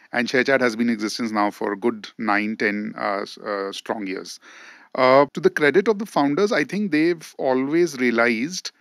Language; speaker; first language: English; non-native, local second language; Hindi